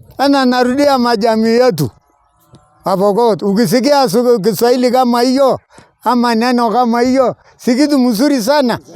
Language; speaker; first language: Swahili; non-native, local second language; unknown